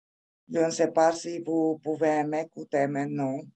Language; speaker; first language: French; non-native, fluent; Romanian